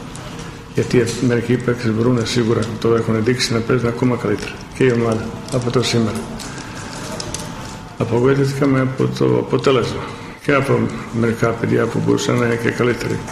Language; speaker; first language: Greek; non-native, fluent; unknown